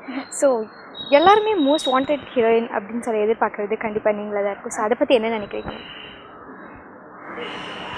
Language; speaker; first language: Tamil; native; Tamil